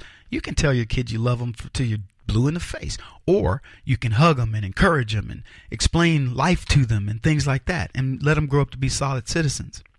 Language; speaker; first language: English; native; English